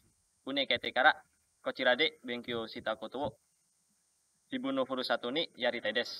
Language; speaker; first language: Japanese; non-native, learner; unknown